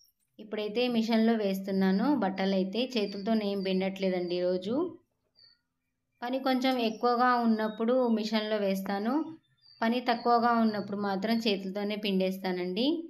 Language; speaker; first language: Telugu; native; Telugu